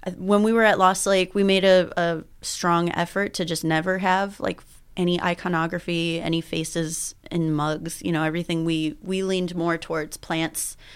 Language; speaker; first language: English; early bilingual, other home language; Spanish